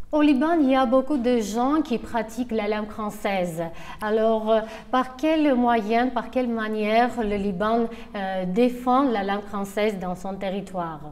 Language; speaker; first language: French; non-native, fluent; Armenian